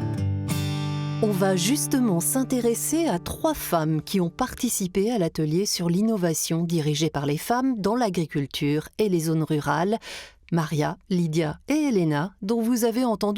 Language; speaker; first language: French; native; French